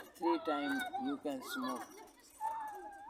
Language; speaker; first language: English; non-native, local second language; Punjabi